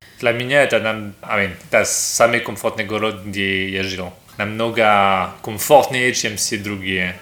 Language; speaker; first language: Russian; non-native, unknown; French